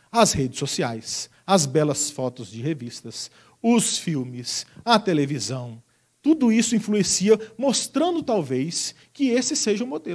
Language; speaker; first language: Portuguese; native; Portuguese